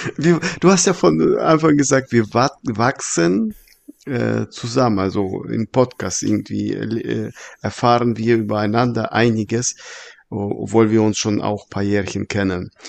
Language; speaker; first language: German; early bilingual, other home language; Russian